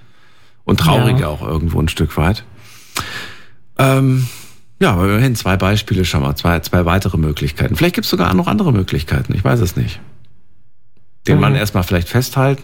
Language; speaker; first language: German; native; German